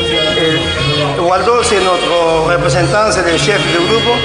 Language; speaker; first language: French; non-native, fluent; Spanish